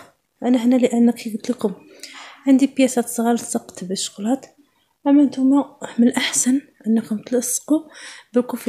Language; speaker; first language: Arabic; native; Arabic